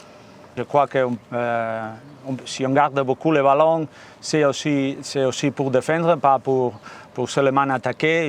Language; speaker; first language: French; non-native, fluent; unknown